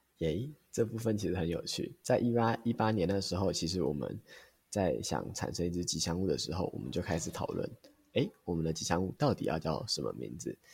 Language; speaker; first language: Chinese; native; Chinese